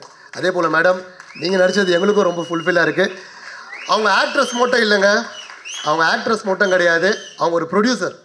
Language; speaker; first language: Tamil; native; Tamil